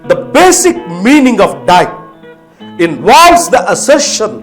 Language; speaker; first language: English; non-native, local second language; Telugu